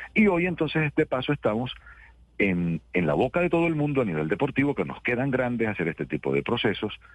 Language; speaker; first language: Spanish; native; Spanish